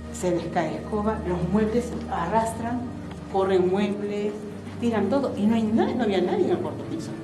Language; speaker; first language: Spanish; native; Spanish